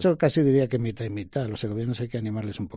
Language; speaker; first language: Spanish; native; Spanish